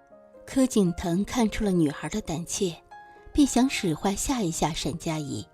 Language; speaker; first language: Chinese; native; Chinese